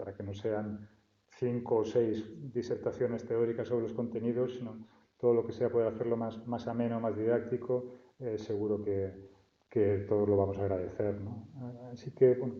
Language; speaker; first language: Spanish; native; Spanish